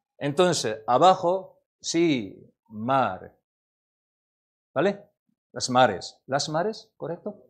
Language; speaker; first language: Spanish; non-native, learner; Korean